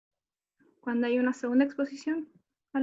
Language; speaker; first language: Spanish; native; Spanish